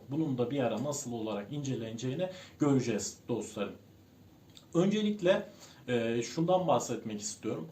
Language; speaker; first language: Turkish; native; Turkish